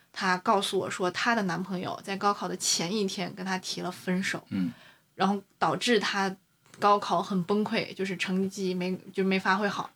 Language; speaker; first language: Chinese; native; Chinese